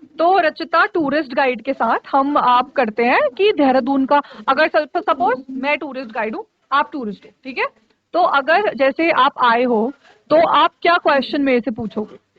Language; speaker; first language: Hindi; native; Hindi